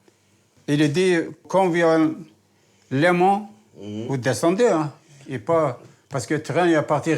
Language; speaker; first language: French; non-native, learner; Turkish